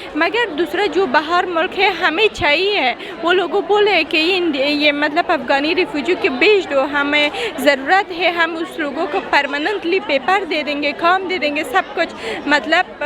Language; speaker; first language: Hindi; non-native, learner; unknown